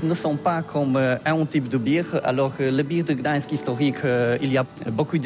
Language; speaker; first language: French; non-native, fluent; Polish